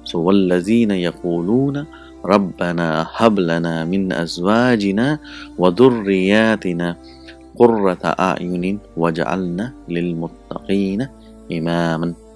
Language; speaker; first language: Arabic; non-native, fluent; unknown